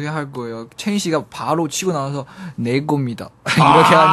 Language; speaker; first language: Korean; non-native, learner; Chinese